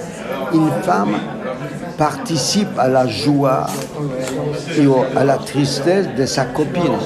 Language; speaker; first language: French; non-native, fluent; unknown